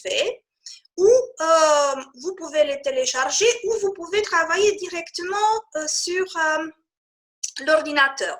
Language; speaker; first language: French; non-native, fluent; Romanian